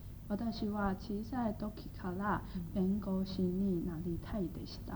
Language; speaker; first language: Japanese; non-native, learner; Chinese